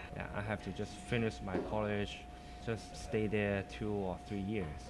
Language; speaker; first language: English; non-native, local second language; Cantonese